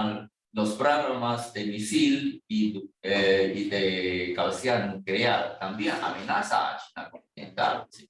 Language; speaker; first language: Spanish; non-native, fluent; Chinese